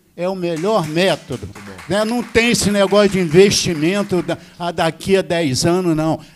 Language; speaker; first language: Portuguese; native; Portuguese